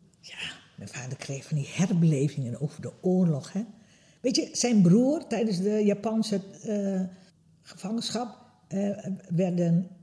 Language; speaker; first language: Dutch; early bilingual, other home language; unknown